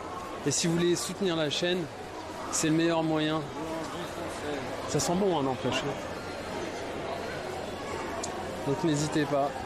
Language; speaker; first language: French; native; French